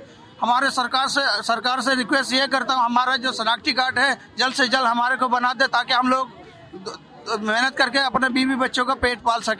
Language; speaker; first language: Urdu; non-native, local second language; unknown